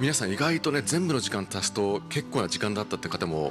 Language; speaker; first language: Japanese; native; Japanese